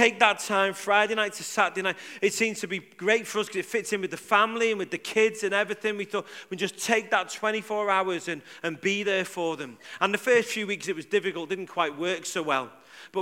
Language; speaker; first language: English; native; English